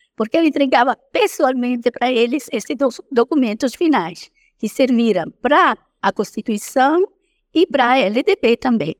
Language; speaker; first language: Portuguese; non-native, fluent; Italian